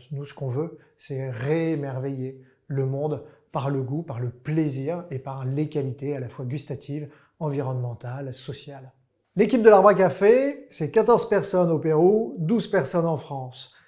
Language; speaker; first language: French; native; French